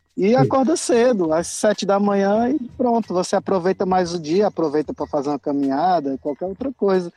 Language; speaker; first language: Portuguese; native; Portuguese